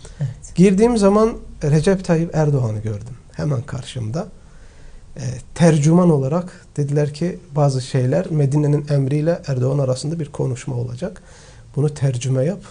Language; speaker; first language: Turkish; early bilingual, heritage; Turkish